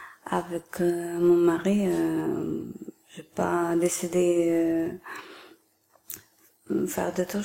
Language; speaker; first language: French; non-native, learner; Ukrainian